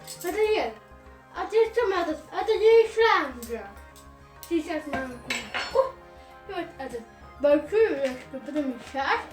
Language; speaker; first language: Russian; early bilingual, heritage; Russian